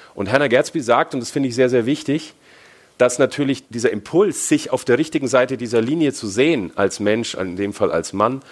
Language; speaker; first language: German; native; German